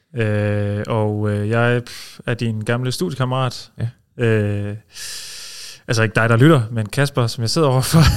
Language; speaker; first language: Danish; early bilingual, heritage; Danish